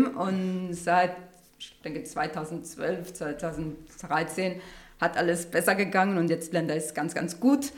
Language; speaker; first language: German; non-native, learner; Spanish